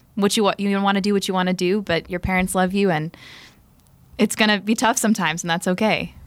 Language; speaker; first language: English; native; English